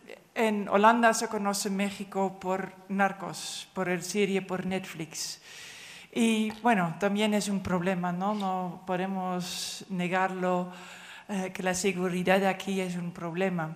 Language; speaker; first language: Spanish; non-native, fluent; Dutch